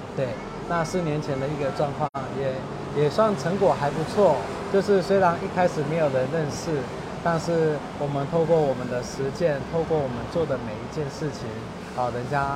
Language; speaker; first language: Chinese; native; Chinese